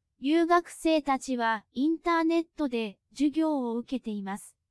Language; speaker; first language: Japanese; non-native, fluent; Cantonese